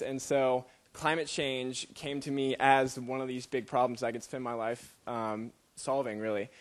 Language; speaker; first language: English; native; English